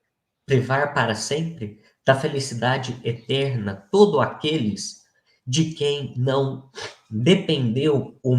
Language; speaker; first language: Portuguese; native; Portuguese